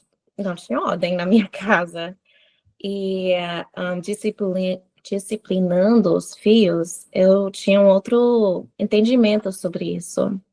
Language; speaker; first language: Portuguese; non-native, fluent; English